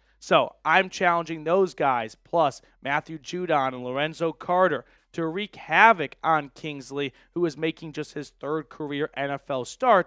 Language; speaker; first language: English; native; English